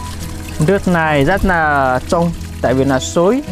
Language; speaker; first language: Vietnamese; non-native, fluent; Chinese